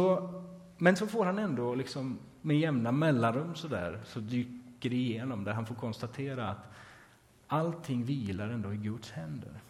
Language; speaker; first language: Swedish; native; Swedish